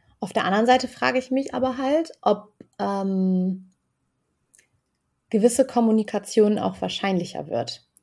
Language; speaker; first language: German; native; German